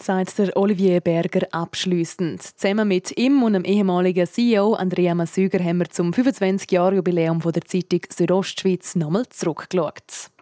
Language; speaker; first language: German; native; German